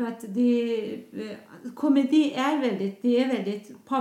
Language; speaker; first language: Swedish; non-native, fluent; Persian